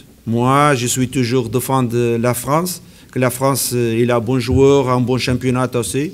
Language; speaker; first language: French; non-native, learner; Portuguese